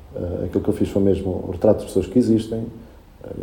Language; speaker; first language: Portuguese; early bilingual, other home language; Spanish